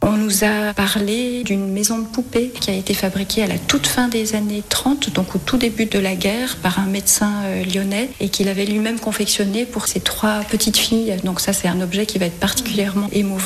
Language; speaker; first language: French; native; French